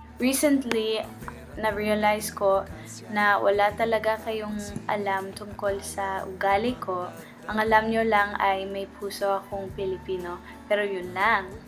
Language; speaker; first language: Filipino; early bilingual, heritage; Filipino